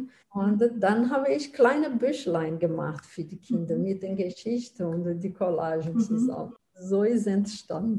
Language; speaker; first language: German; non-native, fluent; Portuguese